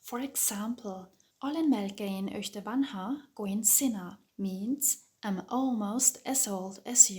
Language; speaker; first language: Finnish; non-native, fluent; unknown